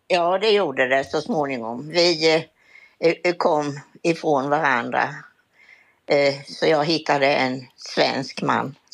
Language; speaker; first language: Swedish; native; Swedish